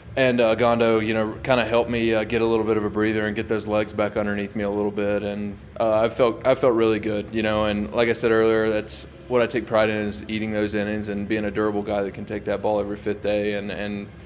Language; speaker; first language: English; native; English